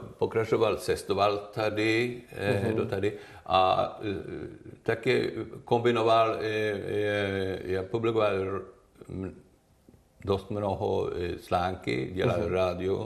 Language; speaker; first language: Czech; non-native, learner; Swedish